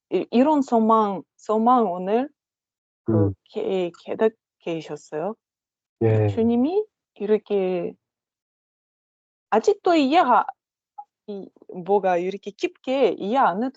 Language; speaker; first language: Korean; non-native, learner; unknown